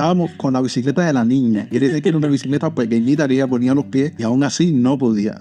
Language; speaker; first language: Spanish; native; Spanish